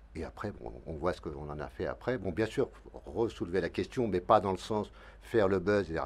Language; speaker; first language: French; native; French